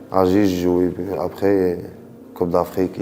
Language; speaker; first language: French; non-native, local second language; Arabic